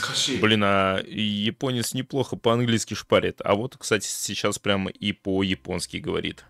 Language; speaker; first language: Russian; native; Russian